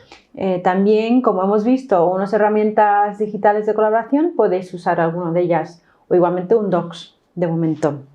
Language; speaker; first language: Spanish; non-native, fluent; English